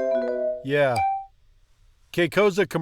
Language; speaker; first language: Italian; non-native, learner; English